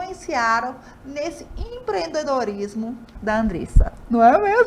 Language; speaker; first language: Portuguese; native; Portuguese